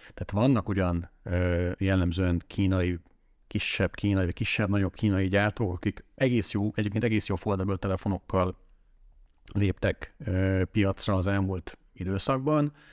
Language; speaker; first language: Hungarian; native; Hungarian